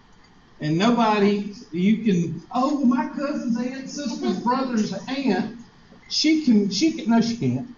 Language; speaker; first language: English; native; English